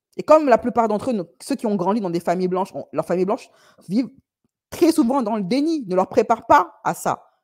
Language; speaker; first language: French; native; French